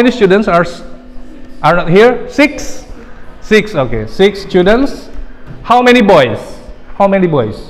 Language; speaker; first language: English; non-native, fluent; Indonesian